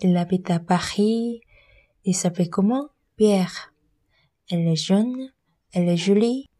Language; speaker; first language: French; non-native, learner; Korean